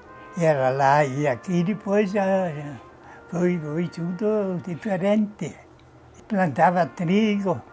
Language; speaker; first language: Portuguese; non-native, fluent; German